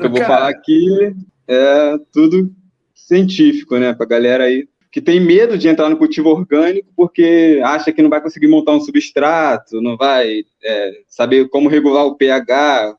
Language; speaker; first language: Portuguese; native; Portuguese